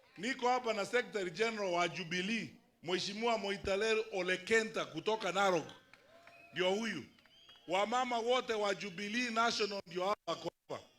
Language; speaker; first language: Swahili; non-native, local second language; Luyia